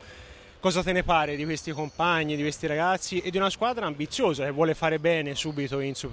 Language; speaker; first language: Italian; native; Italian